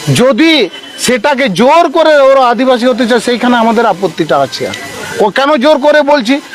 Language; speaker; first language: Bangla; non-native, local second language; Santali